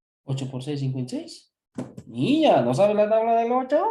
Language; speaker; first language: Spanish; native; Spanish